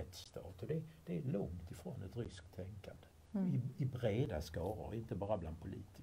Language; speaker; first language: Swedish; native; Swedish